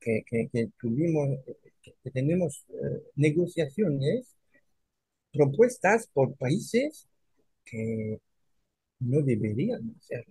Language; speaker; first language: Spanish; non-native, fluent; French